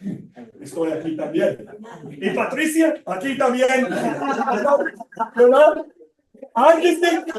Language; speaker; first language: Spanish; non-native, fluent; English